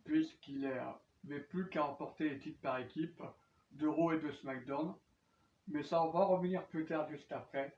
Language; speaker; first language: French; native; French